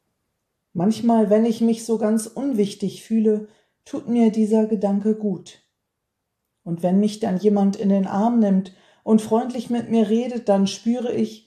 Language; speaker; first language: German; native; German